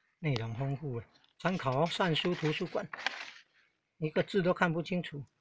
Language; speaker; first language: Chinese; non-native, local second language; Min Nan Chinese